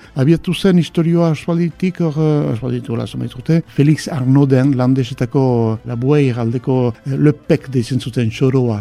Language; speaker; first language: Basque; native; Basque